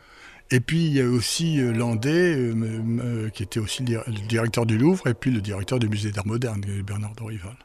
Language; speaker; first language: French; native; French